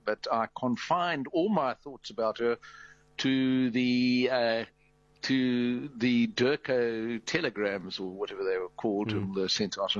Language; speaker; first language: English; native; English